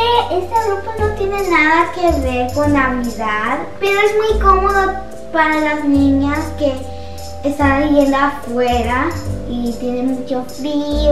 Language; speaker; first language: Spanish; early bilingual, other home language; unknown